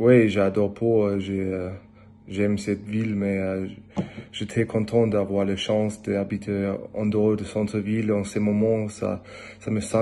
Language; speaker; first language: French; non-native, learner; English